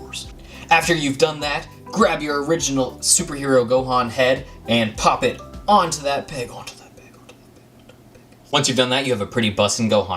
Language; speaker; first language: English; native; English